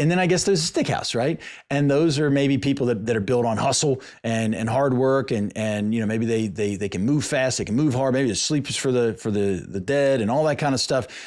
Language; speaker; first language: English; native; English